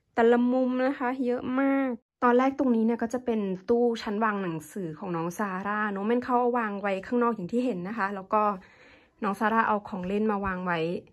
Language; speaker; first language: Thai; native; Thai